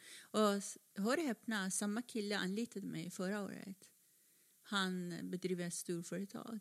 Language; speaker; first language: Swedish; non-native, fluent; Persian